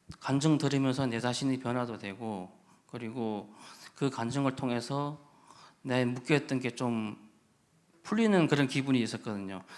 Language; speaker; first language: Korean; native; Korean